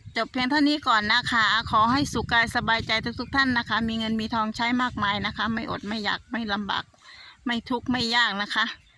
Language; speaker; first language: Thai; non-native, local second language; Northeastern Thai